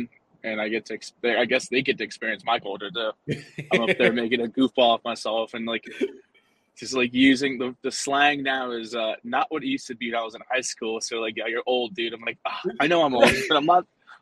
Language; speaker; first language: English; early bilingual, other home language; Spanish